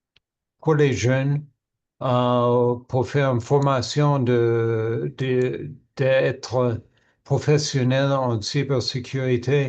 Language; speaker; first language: French; non-native, learner; English